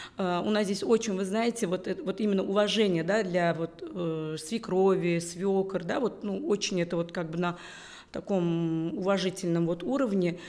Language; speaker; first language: Russian; non-native, local second language; Uzbek